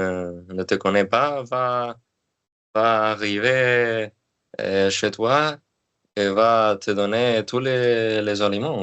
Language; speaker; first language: French; non-native, learner; Spanish